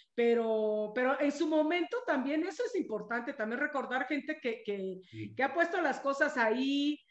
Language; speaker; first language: Spanish; non-native, local second language; Zapotec